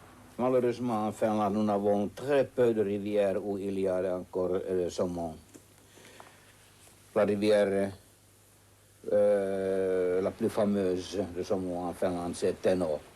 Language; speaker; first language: French; non-native, fluent; Finnish